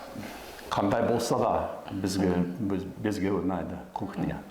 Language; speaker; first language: Kazakh; non-native, fluent; English